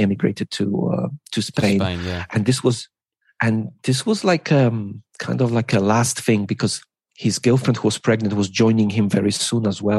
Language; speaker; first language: English; non-native, fluent; Polish